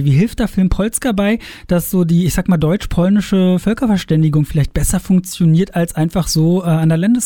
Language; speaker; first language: German; native; German